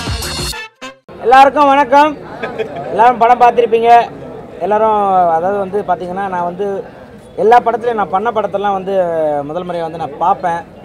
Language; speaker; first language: Tamil; native; Tamil